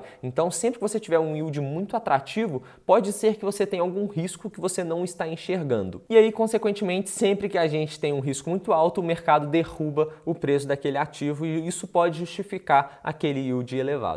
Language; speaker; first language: Portuguese; native; Portuguese